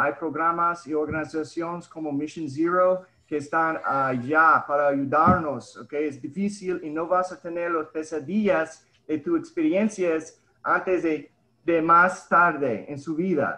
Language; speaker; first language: Spanish; early bilingual, heritage; English